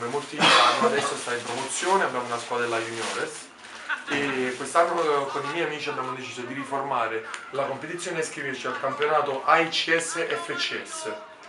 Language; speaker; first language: Italian; native; Italian